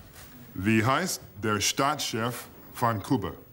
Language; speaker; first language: German; non-native, learner; English